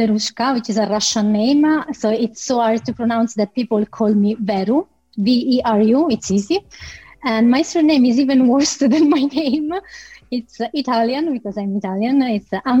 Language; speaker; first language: English; non-native, fluent; Italian